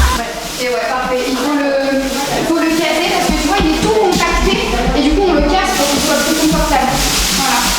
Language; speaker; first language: French; native; French